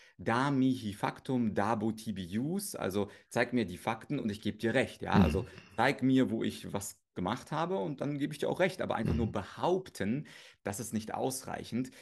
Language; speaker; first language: German; early bilingual, other home language; Russian